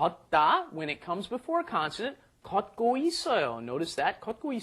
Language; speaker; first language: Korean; non-native, fluent; English